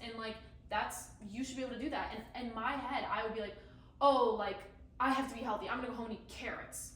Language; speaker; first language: English; native; English